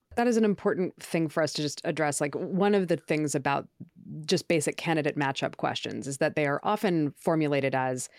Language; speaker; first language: English; native; English